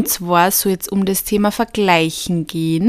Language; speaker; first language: German; native; German